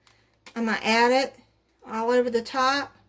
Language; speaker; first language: English; native; English